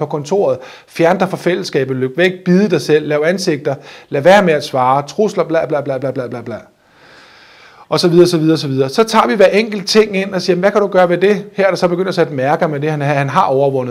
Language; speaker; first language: Danish; native; Danish